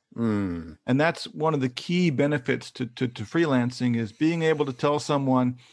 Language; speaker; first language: English; native; English